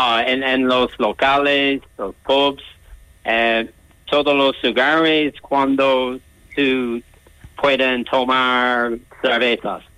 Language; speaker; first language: Spanish; non-native, learner; English